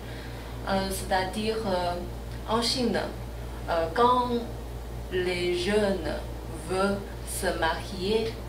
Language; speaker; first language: French; non-native, learner; Chinese